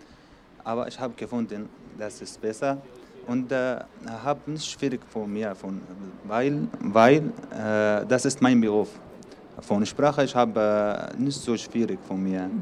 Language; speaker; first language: German; non-native, learner; Arabic